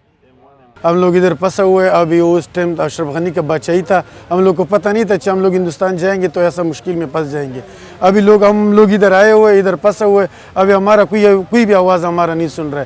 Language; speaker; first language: Hindi; non-native, fluent; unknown